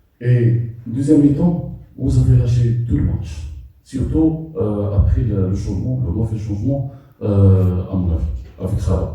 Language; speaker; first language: French; non-native, local second language; Arabic